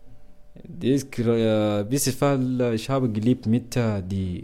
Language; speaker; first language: German; non-native, learner; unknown